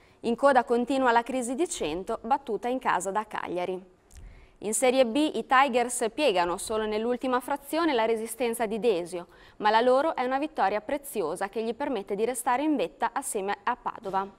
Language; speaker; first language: Italian; native; Italian